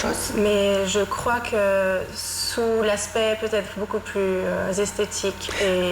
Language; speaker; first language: French; non-native, fluent; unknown